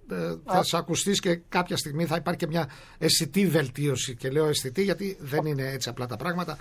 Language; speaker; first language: Greek; native; Greek